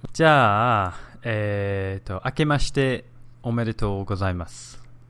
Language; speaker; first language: Japanese; non-native, fluent; English